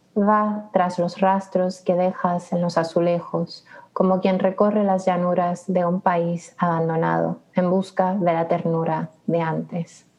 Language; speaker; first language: Spanish; early bilingual, other home language; English